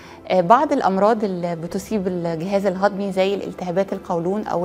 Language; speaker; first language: Arabic; native; Arabic